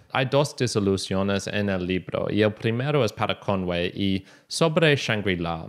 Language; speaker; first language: Spanish; non-native, learner; English